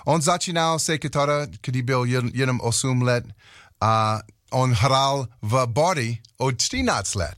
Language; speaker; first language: Czech; non-native, learner; English